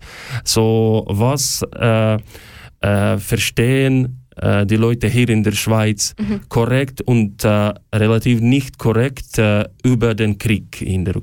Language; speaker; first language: German; non-native, learner; Ukrainian